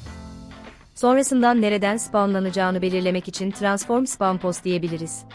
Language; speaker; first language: Turkish; native; Turkish